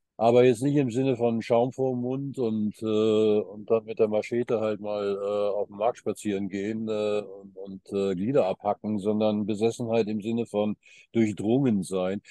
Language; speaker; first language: German; early bilingual, heritage; German